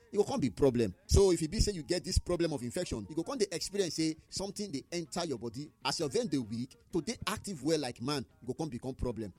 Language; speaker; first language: Nigerian Pidgin; native; Nigerian Pidgin